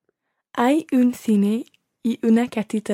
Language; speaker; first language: Spanish; non-native, learner; English